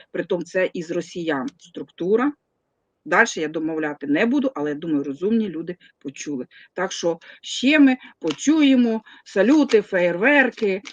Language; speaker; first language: Ukrainian; non-native, local second language; Russian